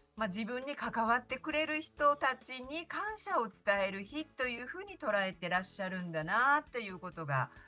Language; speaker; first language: Japanese; native; Japanese